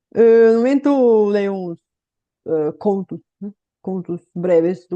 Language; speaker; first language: Portuguese; non-native, fluent; Bulgarian